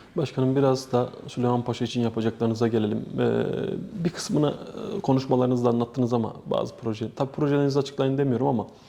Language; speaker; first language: Turkish; native; Turkish